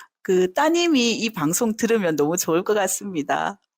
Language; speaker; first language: Korean; native; Korean